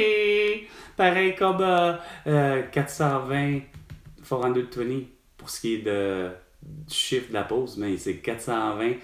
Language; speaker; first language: French; native; French